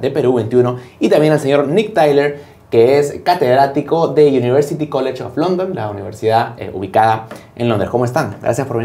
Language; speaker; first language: Spanish; native; Spanish